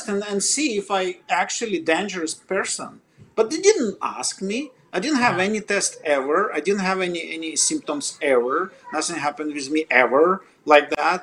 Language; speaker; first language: English; non-native, fluent; Russian